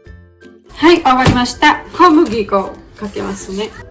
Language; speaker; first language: Japanese; non-native, learner; Georgian